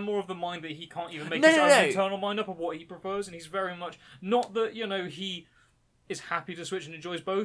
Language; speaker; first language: English; native; English